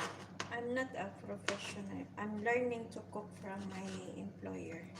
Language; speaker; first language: English; non-native, learner; Bikol